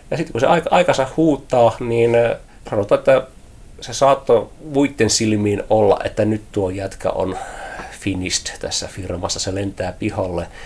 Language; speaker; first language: Finnish; native; Finnish